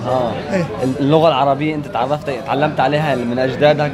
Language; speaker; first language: Arabic; native; Arabic